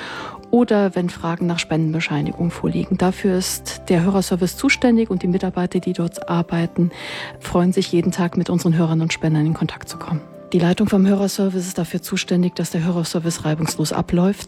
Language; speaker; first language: German; native; German